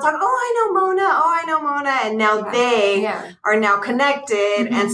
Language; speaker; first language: English; early bilingual, other home language; Spanish